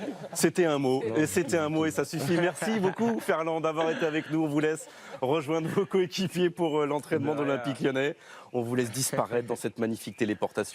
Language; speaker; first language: French; native; French